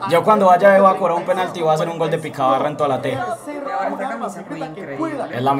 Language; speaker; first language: Spanish; native; Spanish